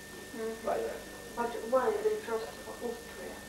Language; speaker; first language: English; non-native, learner; Russian